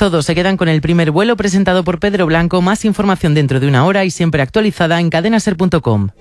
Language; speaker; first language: Spanish; native; Spanish